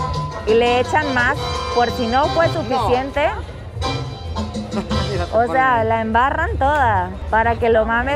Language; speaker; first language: Spanish; native; Spanish